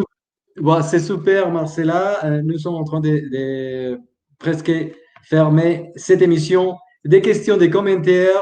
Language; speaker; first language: French; non-native, learner; Spanish